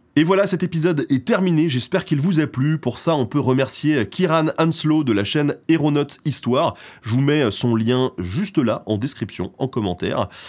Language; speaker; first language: French; native; French